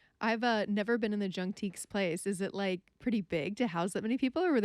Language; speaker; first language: English; native; English